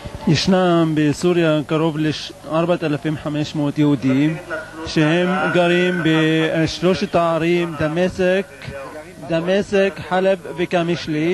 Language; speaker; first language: Hebrew; non-native, fluent; Arabic